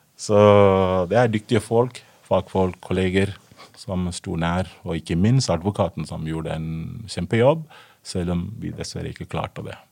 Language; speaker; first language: Norwegian; non-native, fluent; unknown